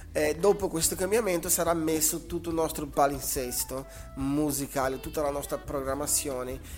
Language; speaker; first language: Italian; non-native, fluent; Portuguese